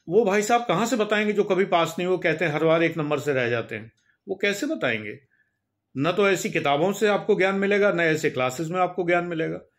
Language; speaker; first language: Hindi; native; Hindi